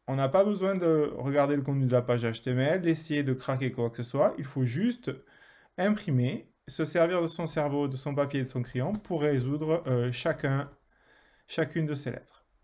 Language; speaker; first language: French; native; French